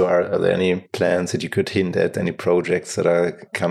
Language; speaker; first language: English; non-native, fluent; German